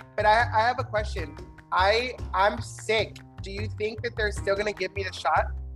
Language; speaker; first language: English; non-native, fluent; Spanish